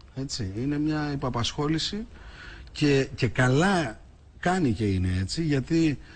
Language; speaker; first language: Greek; native; Greek